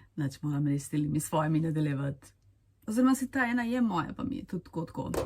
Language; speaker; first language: Slovenian; early bilingual, other home language; Serbian